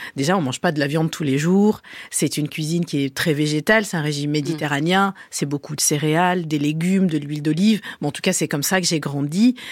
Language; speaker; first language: French; early bilingual, other home language; Arabic